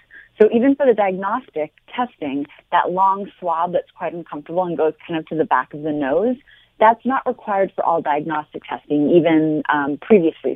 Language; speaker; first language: English; native; English